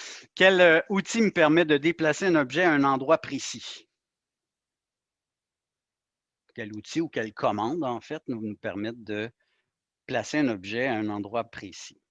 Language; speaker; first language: French; native; French